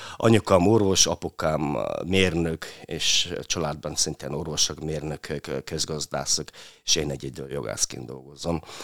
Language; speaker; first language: Hungarian; non-native, fluent; Mongolian